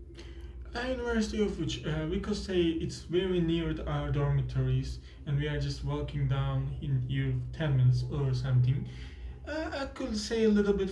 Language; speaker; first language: English; non-native, learner; Turkish